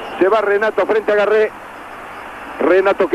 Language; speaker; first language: Spanish; native; Spanish